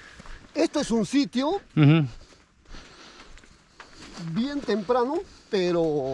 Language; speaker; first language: Spanish; native; Spanish